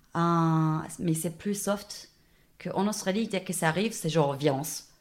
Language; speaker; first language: French; non-native, fluent; English